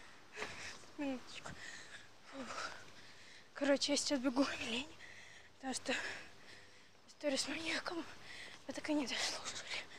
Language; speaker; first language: Russian; native; Russian